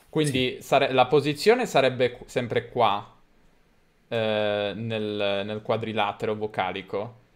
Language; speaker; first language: Italian; native; Italian